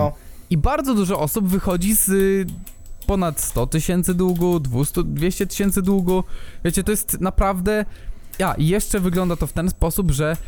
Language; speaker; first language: Polish; native; Polish